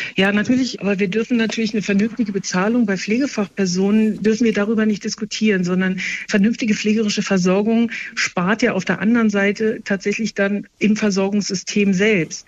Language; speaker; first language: German; native; German